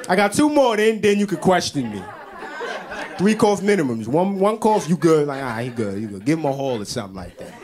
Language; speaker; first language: English; native; English